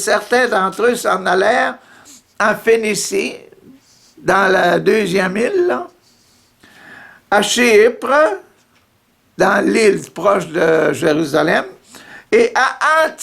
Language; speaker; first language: French; native; French